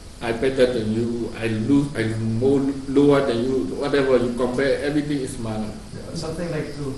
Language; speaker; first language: English; non-native, learner; Burmese